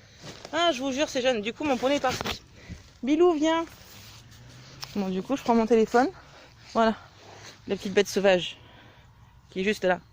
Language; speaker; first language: French; native; French